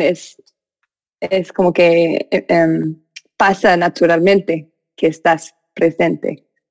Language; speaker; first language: Spanish; non-native, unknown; English